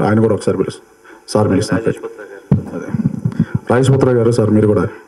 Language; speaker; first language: Telugu; native; Telugu